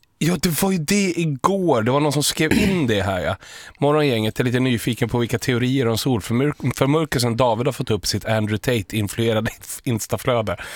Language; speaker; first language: Swedish; native; Swedish